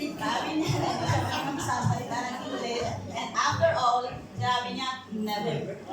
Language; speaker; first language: Filipino; non-native, local second language; Iloko